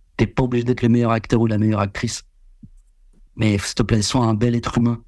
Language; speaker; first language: French; early bilingual, other home language; Vietnamese